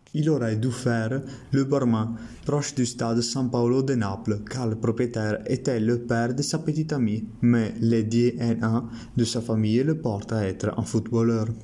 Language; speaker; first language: French; non-native, learner; Italian